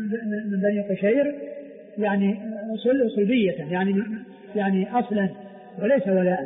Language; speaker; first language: Arabic; native; Arabic